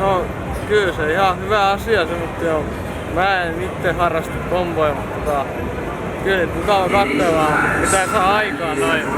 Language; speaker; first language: Finnish; native; Finnish